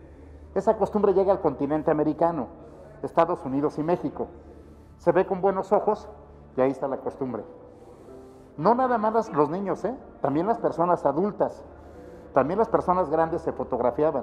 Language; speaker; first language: Spanish; native; Spanish